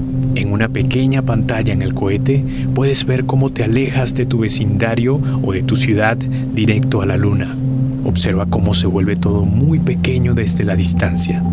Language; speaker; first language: Spanish; native; Spanish